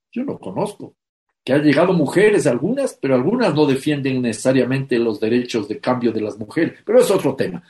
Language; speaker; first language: Spanish; native; Spanish